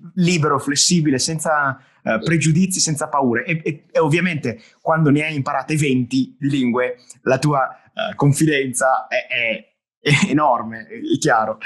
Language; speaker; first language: Italian; native; Italian